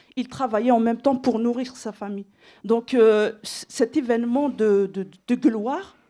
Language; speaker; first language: French; non-native, local second language; Kabyle